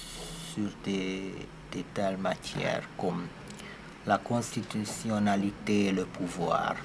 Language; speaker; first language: French; non-native, fluent; Hungarian